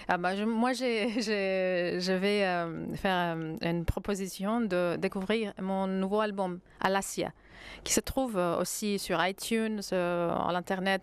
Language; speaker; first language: French; non-native, fluent; Greek